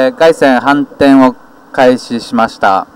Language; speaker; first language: Japanese; native; Japanese